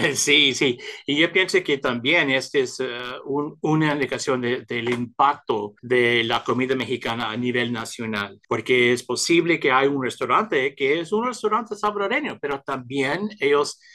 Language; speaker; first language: Spanish; early bilingual, heritage; Spanish